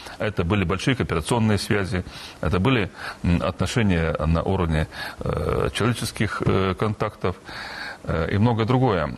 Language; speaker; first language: Russian; non-native, local second language; Romanian